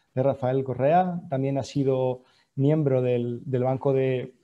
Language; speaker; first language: Spanish; native; Spanish